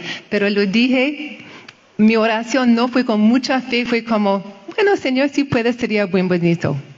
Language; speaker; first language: Spanish; non-native, fluent; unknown